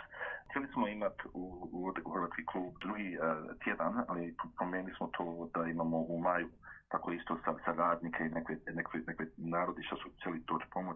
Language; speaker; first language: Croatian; early bilingual, heritage; Croatian